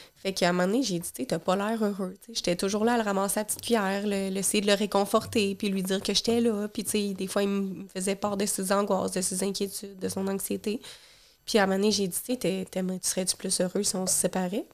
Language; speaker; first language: French; native; French